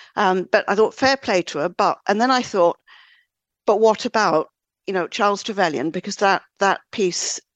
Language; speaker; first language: English; native; English